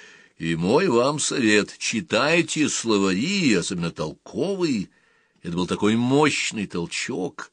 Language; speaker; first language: Russian; native; Russian